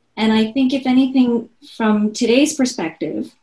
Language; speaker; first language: English; non-native, fluent; Korean